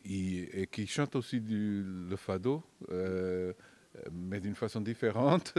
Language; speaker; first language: French; non-native, fluent; Portuguese